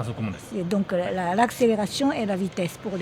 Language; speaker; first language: French; non-native, fluent; Japanese